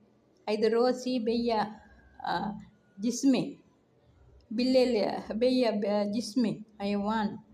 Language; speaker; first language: Arabic; non-native, learner; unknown